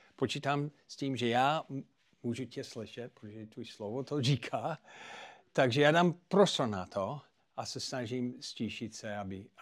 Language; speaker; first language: Czech; non-native, fluent; English